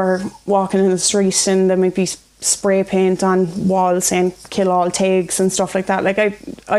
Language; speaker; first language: English; native; English